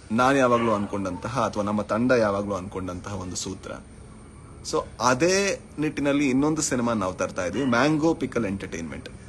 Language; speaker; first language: Kannada; non-native, local second language; Tulu